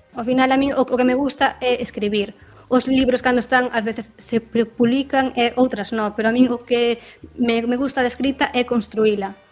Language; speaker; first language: Galician; native; Galician